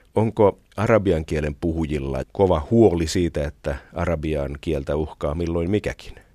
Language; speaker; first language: Finnish; native; Finnish